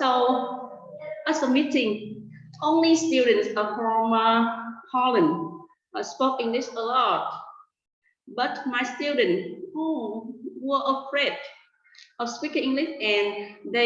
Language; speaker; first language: English; non-native, fluent; Vietnamese